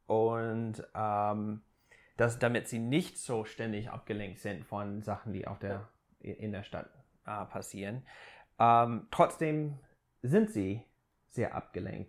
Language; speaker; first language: German; non-native, fluent; English